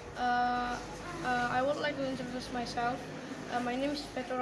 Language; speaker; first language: English; non-native, learner; Indonesian